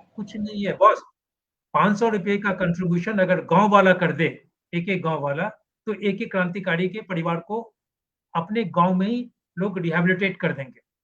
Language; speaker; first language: Hindi; native; Hindi